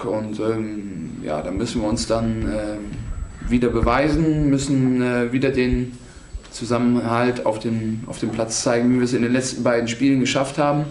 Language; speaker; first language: German; native; German